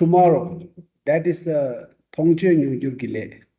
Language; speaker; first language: English; non-native, fluent; Tibetan